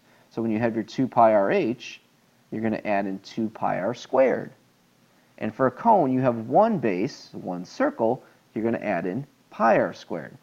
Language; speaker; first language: English; native; English